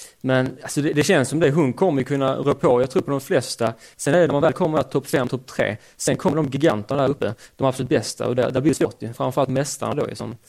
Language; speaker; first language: Swedish; native; Swedish